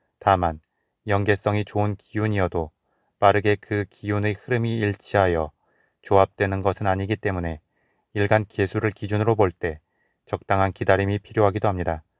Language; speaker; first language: Korean; native; Korean